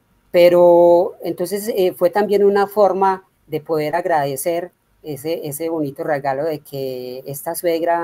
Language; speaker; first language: Spanish; native; Spanish